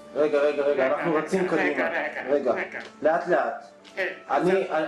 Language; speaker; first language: Hebrew; native; Hebrew